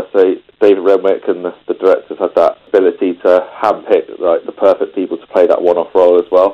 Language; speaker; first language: English; native; English